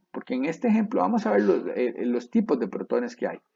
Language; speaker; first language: Spanish; native; Spanish